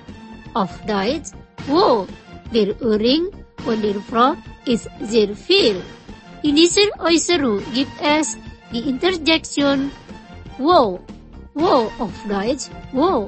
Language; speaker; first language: German; non-native, fluent; Indonesian